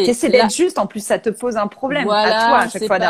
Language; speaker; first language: French; native; French